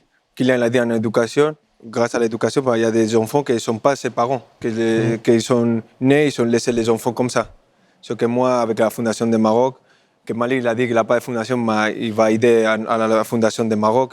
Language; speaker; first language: French; non-native, fluent; Spanish